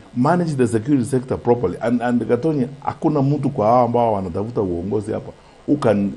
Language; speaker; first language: English; non-native, local second language; Gusii